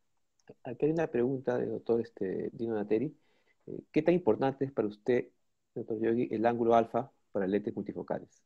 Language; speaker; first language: Spanish; native; Spanish